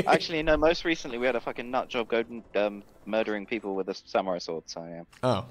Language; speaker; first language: English; native; English